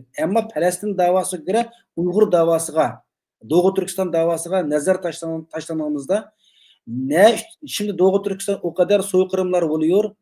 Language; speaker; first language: Turkish; non-native, learner; Uyghur